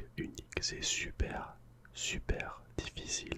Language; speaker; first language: French; non-native, fluent; English